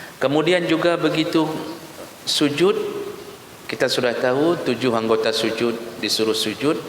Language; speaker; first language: Malay; non-native, local second language; Achinese